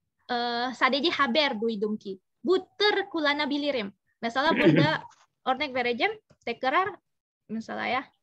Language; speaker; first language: Turkish; non-native, learner; Indonesian